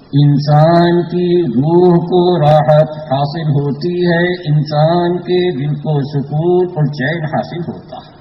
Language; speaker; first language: Urdu; native; Urdu